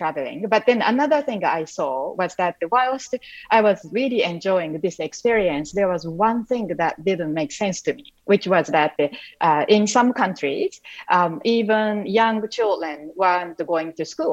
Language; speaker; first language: English; non-native, fluent; Japanese